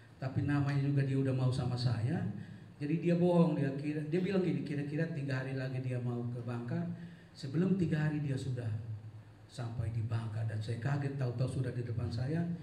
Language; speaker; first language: Indonesian; non-native, local second language; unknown